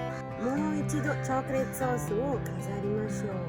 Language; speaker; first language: Japanese; non-native, fluent; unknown